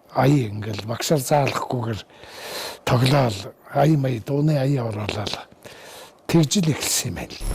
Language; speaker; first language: Mongolian; native; Mongolian